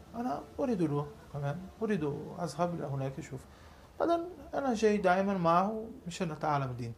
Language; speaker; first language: Arabic; non-native, learner; Portuguese